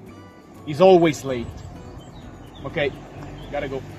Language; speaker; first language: English; non-native, fluent; Italian